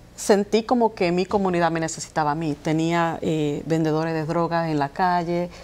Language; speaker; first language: Spanish; early bilingual, heritage; Spanish